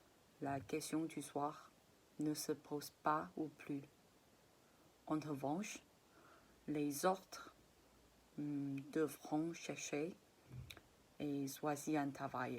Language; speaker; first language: French; non-native, fluent; Chinese